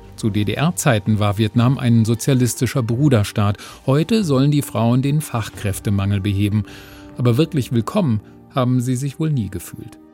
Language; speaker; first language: German; native; German